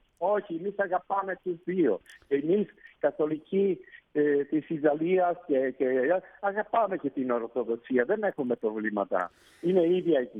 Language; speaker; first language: Greek; non-native, fluent; Italian